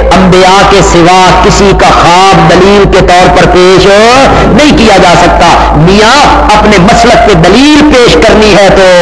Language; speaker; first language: Urdu; non-native, local second language; Punjabi